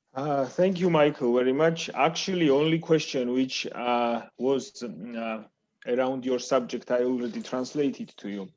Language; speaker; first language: English; non-native, fluent; Georgian